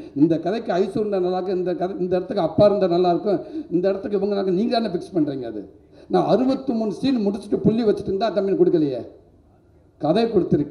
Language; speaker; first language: Tamil; native; Tamil